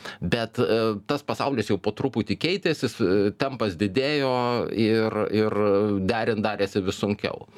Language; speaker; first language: Lithuanian; native; Lithuanian